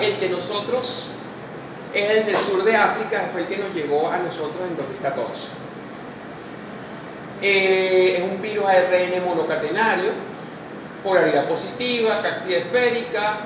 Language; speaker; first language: Spanish; native; Spanish